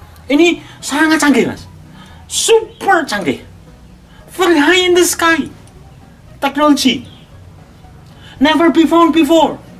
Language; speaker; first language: English; non-native, learner; Indonesian